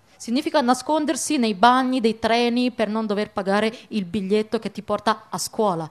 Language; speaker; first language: Italian; early bilingual, other home language; Arabic